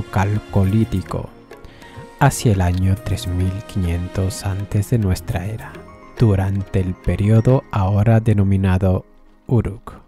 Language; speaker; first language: Spanish; native; Spanish